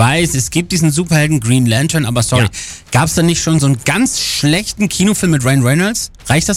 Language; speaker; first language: German; native; German